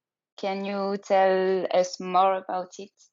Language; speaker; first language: English; non-native, learner; French